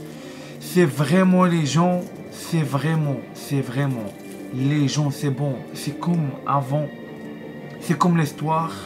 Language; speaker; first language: French; non-native, learner; Arabic